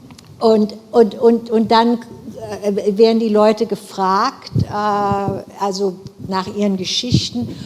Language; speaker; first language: German; non-native, fluent; English